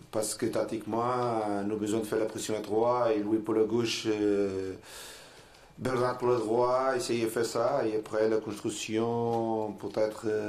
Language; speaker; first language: French; non-native, learner; Portuguese